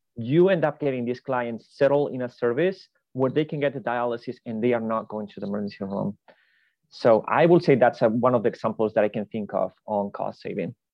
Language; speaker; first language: English; non-native, fluent; Spanish